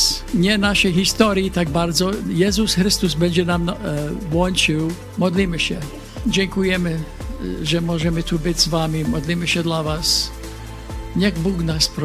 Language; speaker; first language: Polish; non-native, learner; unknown